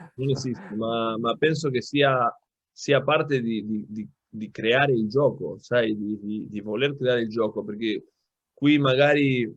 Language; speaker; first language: Italian; non-native, local second language; Spanish